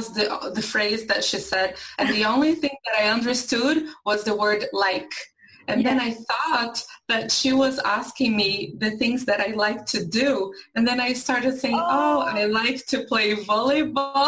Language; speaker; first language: English; non-native, fluent; Portuguese